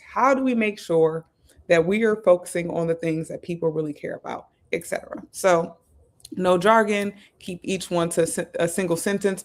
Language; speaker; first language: English; native; English